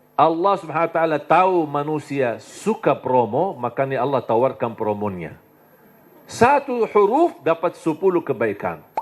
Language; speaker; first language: Indonesian; non-native, fluent; Arabic